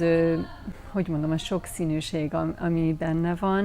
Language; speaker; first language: Hungarian; non-native, learner; English